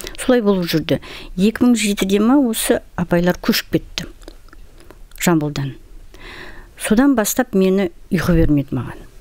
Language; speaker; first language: Kazakh; non-native, local second language; Russian